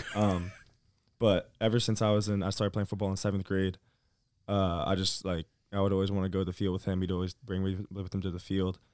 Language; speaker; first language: English; native; English